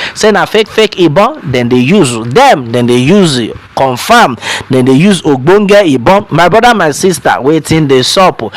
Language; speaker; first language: Nigerian Pidgin; non-native, local second language; Yoruba